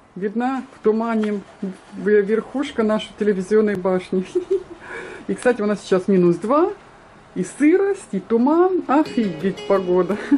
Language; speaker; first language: Russian; native; Russian